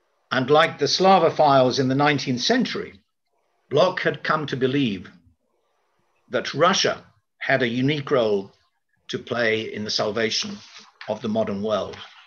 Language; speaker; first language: English; native; English